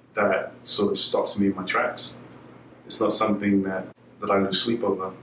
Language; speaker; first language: English; native; English